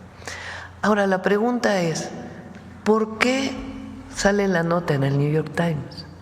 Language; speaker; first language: Spanish; native; Spanish